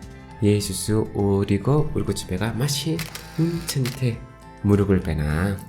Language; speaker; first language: Mongolian; non-native, fluent; Korean